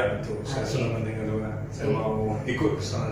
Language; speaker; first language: Indonesian; non-native, learner; Dutch